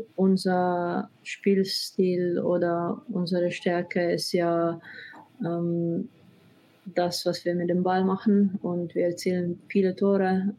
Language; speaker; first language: German; non-native, fluent; Slovenian